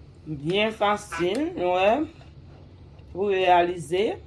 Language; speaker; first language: French; non-native, local second language; Haitian Creole